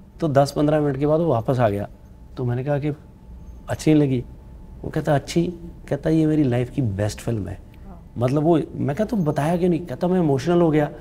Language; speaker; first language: Hindi; non-native, local second language; Punjabi